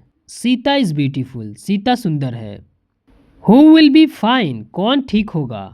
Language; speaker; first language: Hindi; native; Hindi